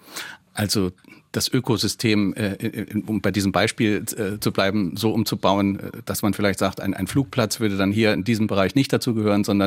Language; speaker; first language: German; native; German